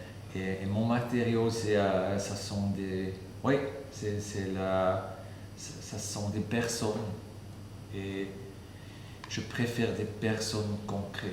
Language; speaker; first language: French; non-native, fluent; German